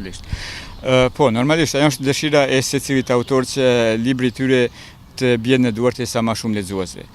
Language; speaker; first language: Albanian; native; Albanian